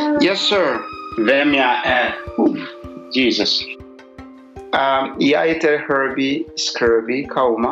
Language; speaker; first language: Norwegian; non-native, learner; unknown